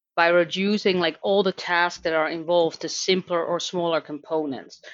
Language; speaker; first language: English; non-native, fluent; Dutch